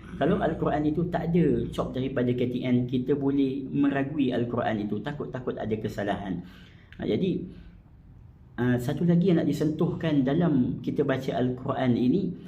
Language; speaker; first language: Malay; native; Malay